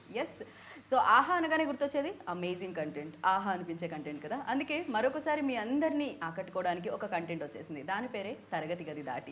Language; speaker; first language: Telugu; native; Telugu